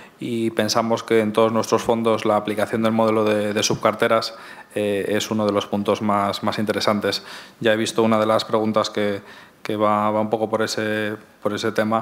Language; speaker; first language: Spanish; native; Spanish